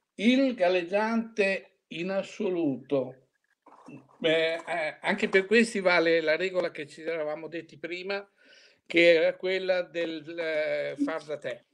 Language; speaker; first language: Italian; native; Italian